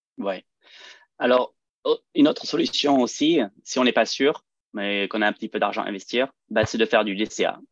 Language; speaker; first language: French; early bilingual, heritage; French